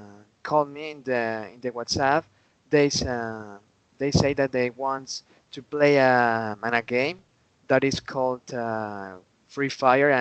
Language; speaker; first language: English; non-native, learner; Spanish